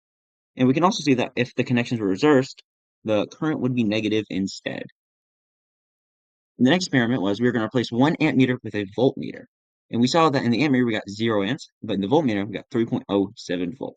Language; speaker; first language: English; native; English